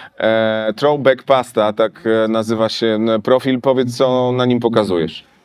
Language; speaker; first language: Polish; native; Polish